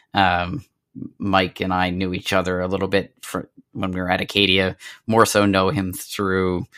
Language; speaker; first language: English; native; English